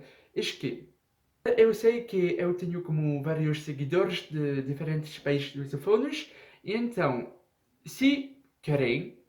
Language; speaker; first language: Portuguese; non-native, learner; French